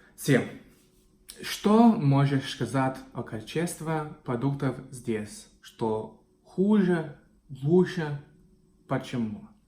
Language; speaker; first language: Russian; non-native, fluent; English